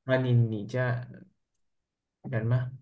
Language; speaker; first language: Chinese; non-native, learner; Vietnamese